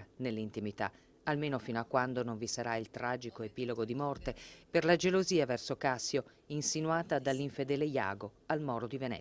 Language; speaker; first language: Italian; native; Italian